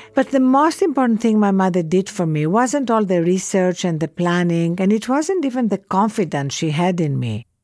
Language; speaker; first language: English; non-native, fluent; Greek